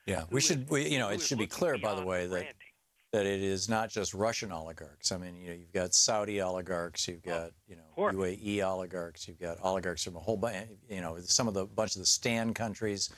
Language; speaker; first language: English; native; English